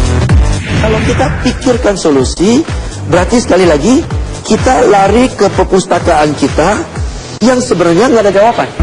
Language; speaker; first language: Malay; non-native, fluent; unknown